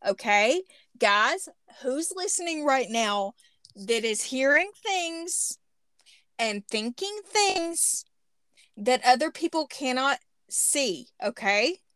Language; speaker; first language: English; native; English